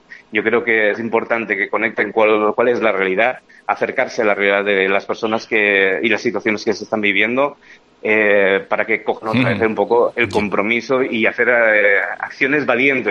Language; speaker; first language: Spanish; native; Spanish